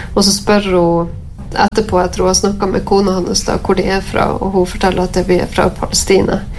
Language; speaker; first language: Norwegian; native; Norwegian